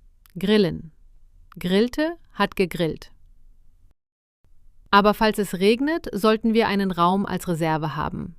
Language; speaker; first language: German; non-native, fluent; Hindi